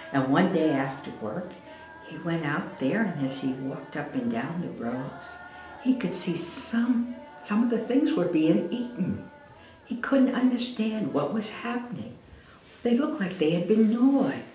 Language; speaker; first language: English; native; English